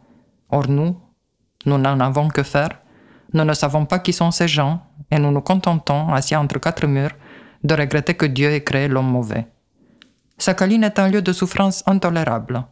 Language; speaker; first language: French; native; French